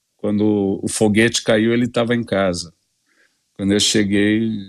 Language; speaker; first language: Portuguese; native; Portuguese